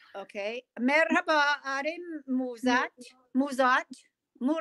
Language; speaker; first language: Turkish; non-native, learner; English